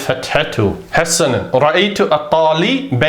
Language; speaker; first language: Arabic; non-native, fluent; English